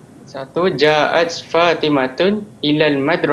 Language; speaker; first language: Arabic; non-native, learner; Malay